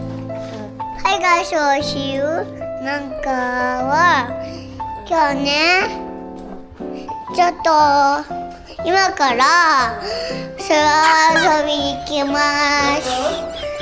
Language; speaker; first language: Japanese; early bilingual, heritage; Japanese